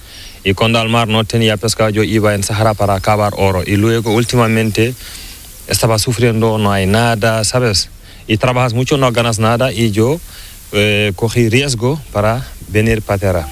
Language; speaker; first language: Spanish; non-native, learner; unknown